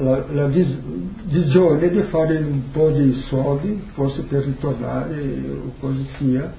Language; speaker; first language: Italian; early bilingual, heritage; Portuguese